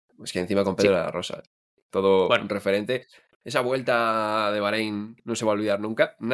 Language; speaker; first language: Spanish; native; Spanish